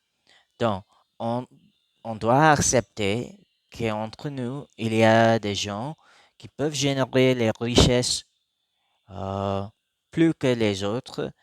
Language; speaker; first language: French; non-native, learner; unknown